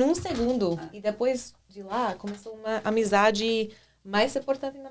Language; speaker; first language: Portuguese; non-native, fluent; English